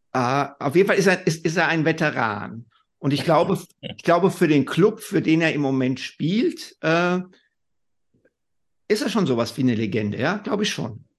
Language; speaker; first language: German; native; German